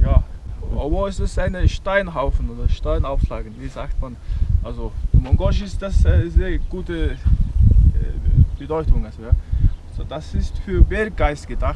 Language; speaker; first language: German; non-native, learner; Mongolian